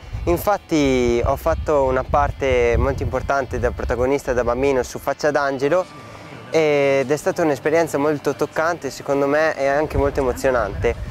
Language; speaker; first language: Italian; native; Italian